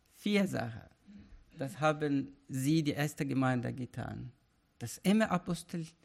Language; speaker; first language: German; non-native, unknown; Arabic